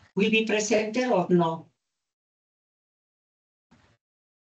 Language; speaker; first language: English; non-native, learner; Spanish